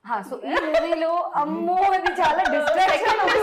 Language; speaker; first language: Telugu; non-native, fluent; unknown